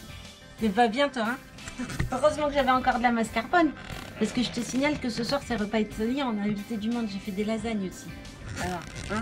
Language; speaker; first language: French; native; French